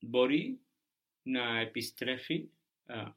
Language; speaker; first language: Greek; non-native, learner; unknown